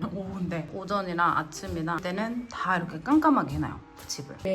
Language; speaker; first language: Korean; native; Korean